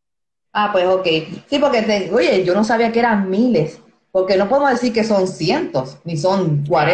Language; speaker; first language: Spanish; native; Spanish